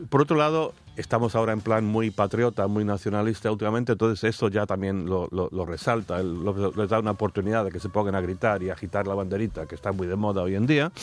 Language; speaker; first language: Spanish; non-native, fluent; English